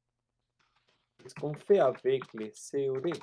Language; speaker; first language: French; non-native, fluent; Spanish